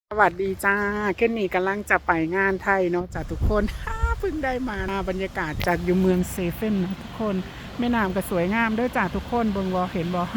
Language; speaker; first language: Thai; non-native, local second language; Northeastern Thai